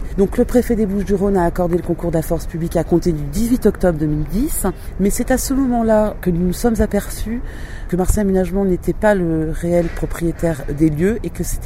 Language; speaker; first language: French; native; French